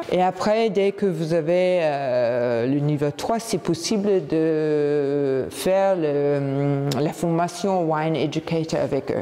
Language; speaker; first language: French; non-native, fluent; English